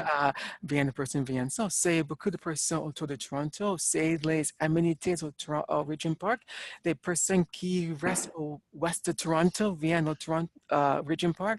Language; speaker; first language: French; non-native, learner; English